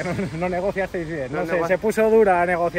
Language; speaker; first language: Spanish; native; Spanish